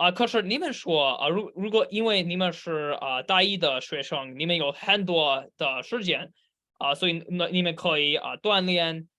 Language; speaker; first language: Chinese; non-native, learner; English